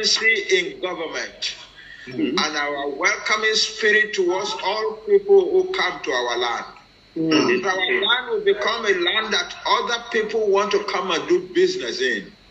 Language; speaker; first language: English; non-native, local second language; Yoruba